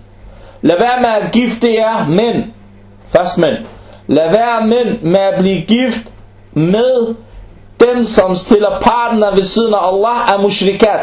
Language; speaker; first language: Danish; non-native, fluent; Arabic